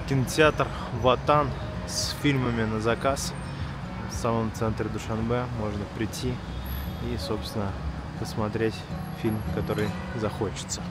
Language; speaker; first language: Russian; native; Russian